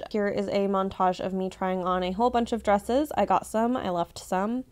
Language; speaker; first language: English; native; English